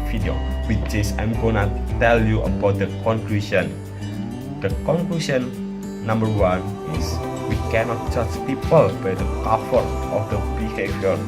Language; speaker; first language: English; non-native, learner; Indonesian